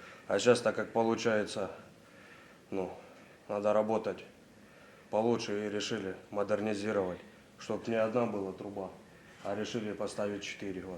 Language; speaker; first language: Russian; native; Russian